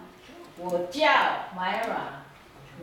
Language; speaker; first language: Chinese; non-native, learner; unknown